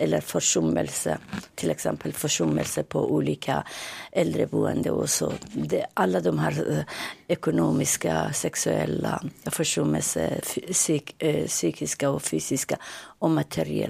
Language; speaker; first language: Swedish; non-native, fluent; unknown